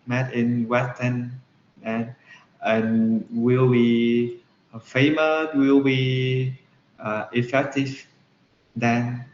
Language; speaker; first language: English; non-native, learner; Vietnamese